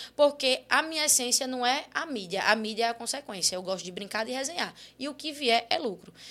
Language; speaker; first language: Portuguese; native; Portuguese